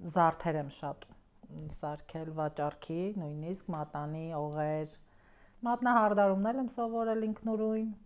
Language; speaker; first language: Armenian; native; Armenian